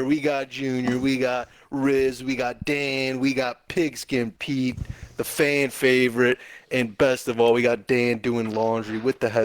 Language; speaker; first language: English; native; English